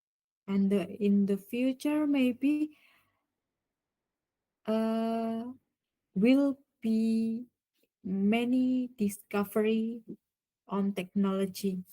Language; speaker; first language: English; non-native, learner; Indonesian